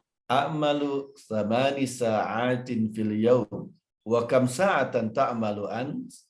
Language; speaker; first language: Arabic; non-native, fluent; Indonesian